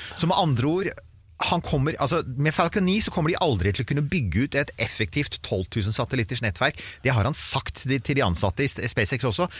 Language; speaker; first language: Norwegian; native; Norwegian